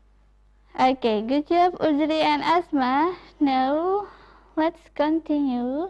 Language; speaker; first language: English; non-native, fluent; Indonesian